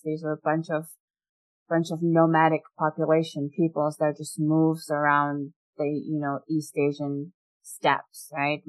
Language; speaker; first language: English; non-native, fluent; Mongolian